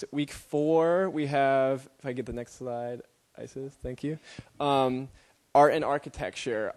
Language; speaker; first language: English; native; English